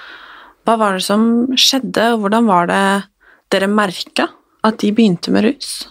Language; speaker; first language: Norwegian; native; Norwegian